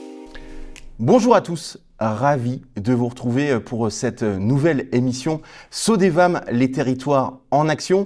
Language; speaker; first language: French; native; French